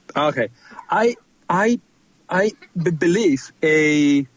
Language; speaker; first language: English; non-native, fluent; Spanish